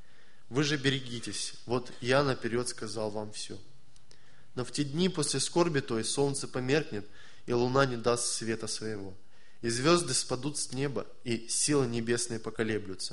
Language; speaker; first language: Russian; native; Russian